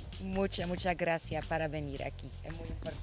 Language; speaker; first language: Spanish; non-native, learner; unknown